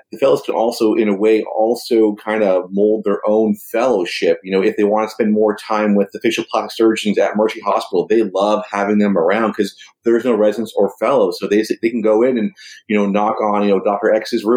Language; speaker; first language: English; native; English